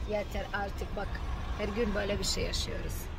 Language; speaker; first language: Turkish; non-native, learner; Bosnian